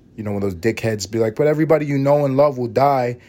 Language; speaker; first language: English; early bilingual, other home language; Spanish